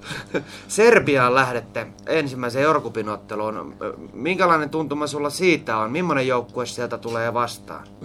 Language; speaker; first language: Finnish; native; Finnish